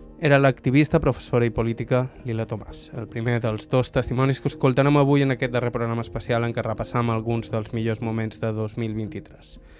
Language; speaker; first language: Catalan; native; Catalan